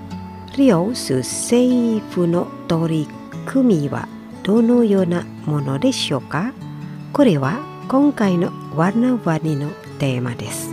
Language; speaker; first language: Japanese; non-native, fluent; Indonesian